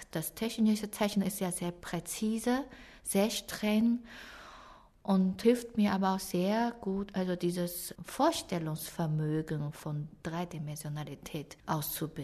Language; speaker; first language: German; non-native, fluent; Chinese